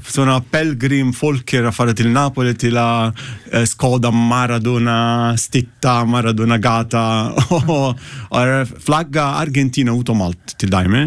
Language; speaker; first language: Icelandic; non-native, learner; Italian